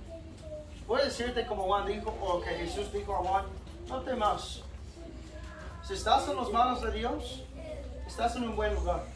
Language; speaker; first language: Spanish; non-native, fluent; English